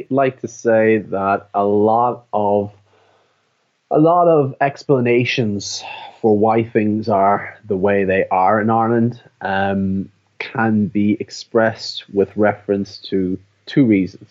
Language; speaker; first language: English; native; English